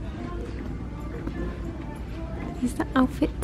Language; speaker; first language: Spanish; early bilingual, heritage; Spanish